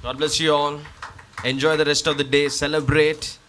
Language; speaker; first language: English; non-native, local second language; Tamil